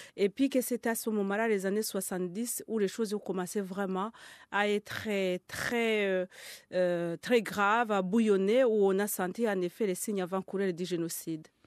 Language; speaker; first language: French; non-native, local second language; Kinyarwanda